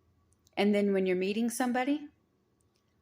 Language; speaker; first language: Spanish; non-native, learner; English